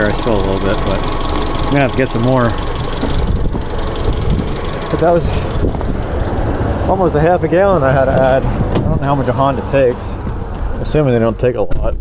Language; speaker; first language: English; native; English